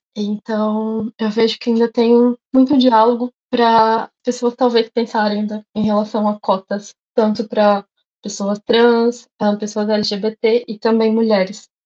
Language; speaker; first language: Portuguese; native; Portuguese